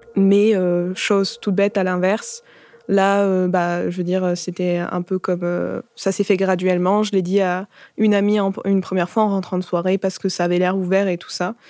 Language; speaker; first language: French; native; French